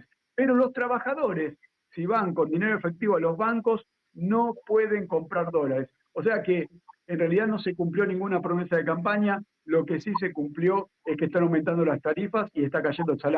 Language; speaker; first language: Spanish; native; Spanish